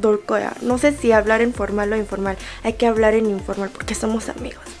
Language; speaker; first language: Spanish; early bilingual, other home language; Korean